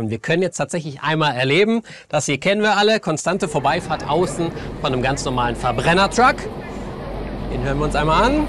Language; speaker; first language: German; native; German